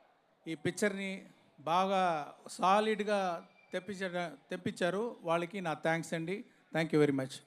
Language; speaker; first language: Telugu; non-native, learner; Tamil